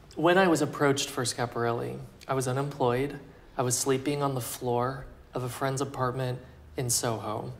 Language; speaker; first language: English; native; English